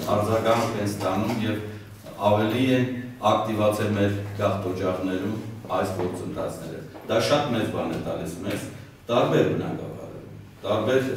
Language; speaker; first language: Armenian; non-native, local second language; Russian